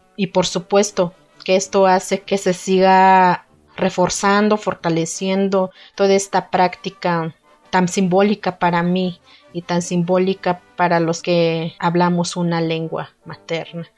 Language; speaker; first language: Spanish; non-native, local second language; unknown